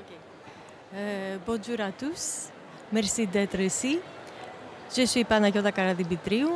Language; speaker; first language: French; non-native, fluent; Greek